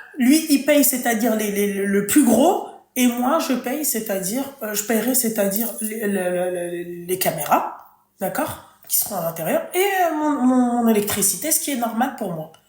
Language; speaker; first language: French; early bilingual, other home language; Arabic